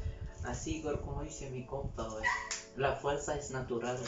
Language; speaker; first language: Spanish; non-native, learner; Haitian Creole